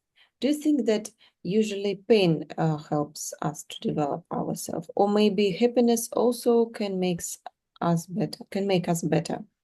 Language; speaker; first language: English; non-native, fluent; Russian